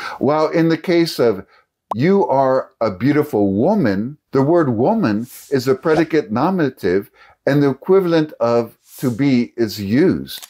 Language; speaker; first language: English; native; English